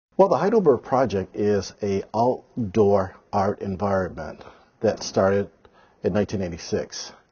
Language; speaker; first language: English; native; English